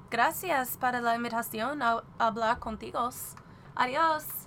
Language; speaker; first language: Spanish; non-native, learner; English